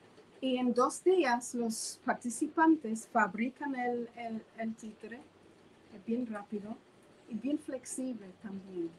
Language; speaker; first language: Spanish; non-native, fluent; English